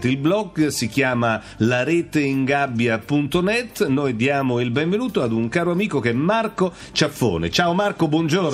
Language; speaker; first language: Italian; native; Italian